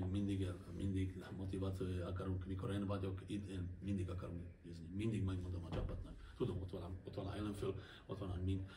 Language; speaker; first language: Hungarian; non-native, learner; Slovak